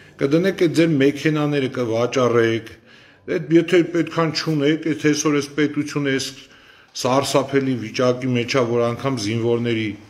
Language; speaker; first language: Armenian; native; Armenian